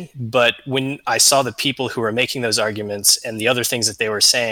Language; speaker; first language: English; native; English